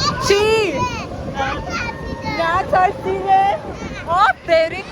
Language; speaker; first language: Persian; non-native, learner; English